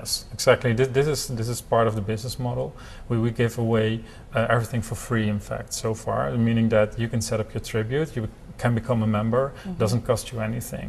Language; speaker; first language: English; non-native, fluent; Dutch